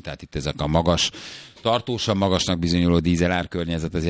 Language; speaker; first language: Hungarian; native; Hungarian